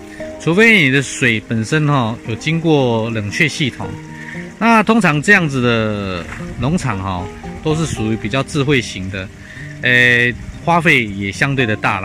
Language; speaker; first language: Chinese; native; Chinese